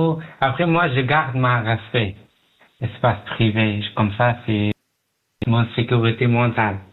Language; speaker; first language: French; non-native, learner; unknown